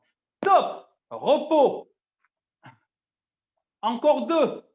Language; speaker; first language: French; native; French